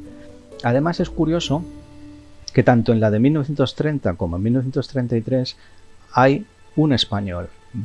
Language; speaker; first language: Spanish; native; Spanish